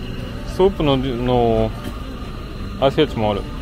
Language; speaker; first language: Japanese; non-native, fluent; French